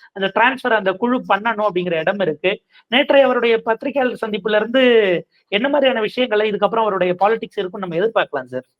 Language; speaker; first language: Tamil; native; Tamil